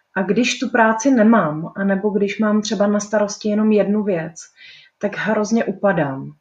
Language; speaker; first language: Czech; native; Czech